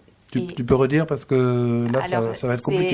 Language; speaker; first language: French; native; French